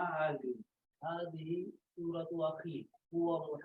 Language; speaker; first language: Arabic; non-native, learner; Urdu